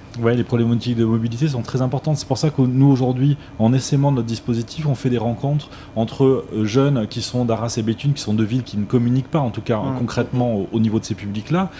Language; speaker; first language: French; native; French